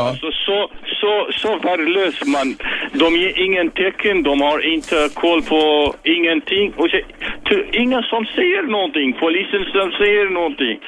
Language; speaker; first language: Swedish; non-native, learner; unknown